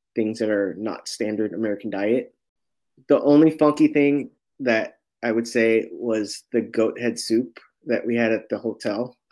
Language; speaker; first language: English; native; English